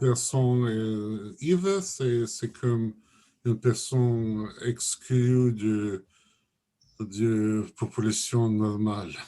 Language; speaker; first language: French; non-native, learner; Russian